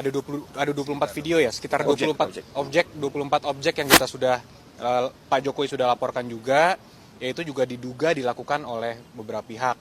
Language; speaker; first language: Indonesian; native; Indonesian